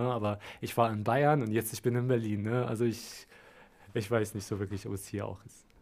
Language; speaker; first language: German; non-native, fluent; Arabic